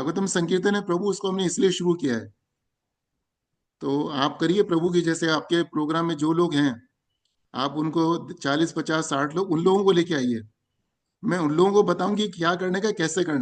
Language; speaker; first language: Hindi; native; Hindi